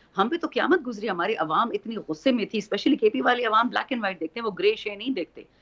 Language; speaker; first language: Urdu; non-native, local second language; Pashto